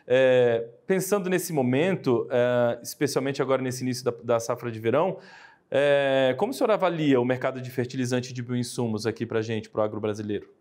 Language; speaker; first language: Portuguese; native; Portuguese